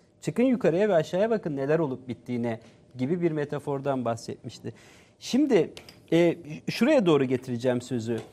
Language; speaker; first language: Turkish; native; Turkish